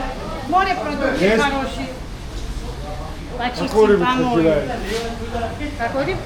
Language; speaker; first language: Russian; non-native, learner; Georgian